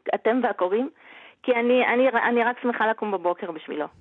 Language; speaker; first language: Hebrew; native; Hebrew